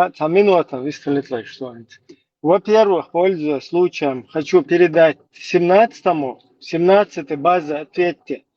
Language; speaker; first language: Russian; non-native, local second language; Chechen